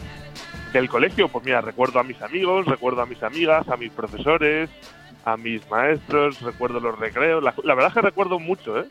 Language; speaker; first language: Spanish; native; Spanish